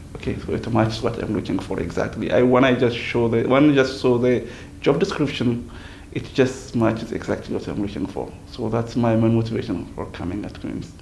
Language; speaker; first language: English; non-native, fluent; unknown